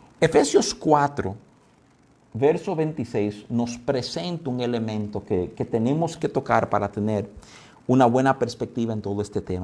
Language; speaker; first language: Spanish; native; Spanish